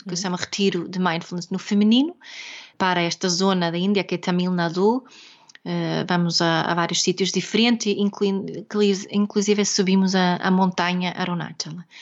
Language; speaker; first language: Portuguese; non-native, fluent; Swedish